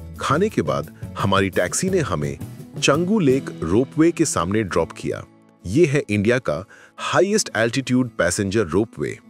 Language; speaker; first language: Hindi; non-native, fluent; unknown